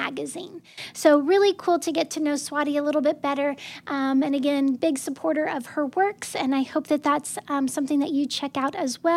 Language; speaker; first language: English; native; English